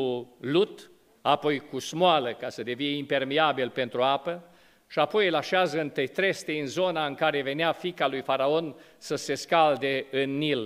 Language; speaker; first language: Romanian; native; Romanian